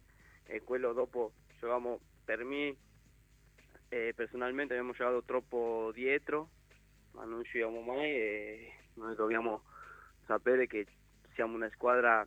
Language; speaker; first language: Italian; non-native, learner; Spanish